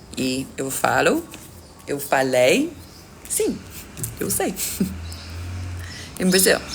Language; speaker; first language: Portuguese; non-native, learner; English